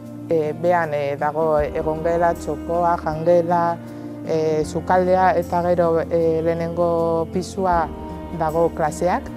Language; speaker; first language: Basque; non-native, local second language; Spanish